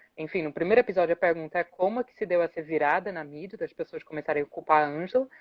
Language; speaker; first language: Portuguese; non-native, fluent; English